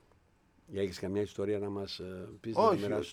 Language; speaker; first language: Greek; native; Greek